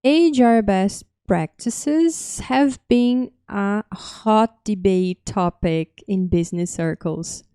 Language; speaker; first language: English; non-native, fluent; Portuguese